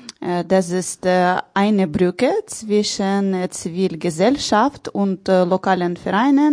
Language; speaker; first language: German; non-native, learner; Ukrainian